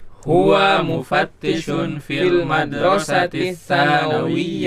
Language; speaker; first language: Arabic; non-native, learner; Indonesian